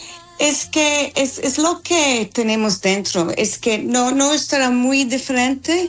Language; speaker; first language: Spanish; non-native, fluent; English